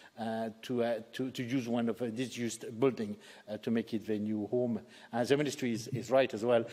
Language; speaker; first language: English; native; English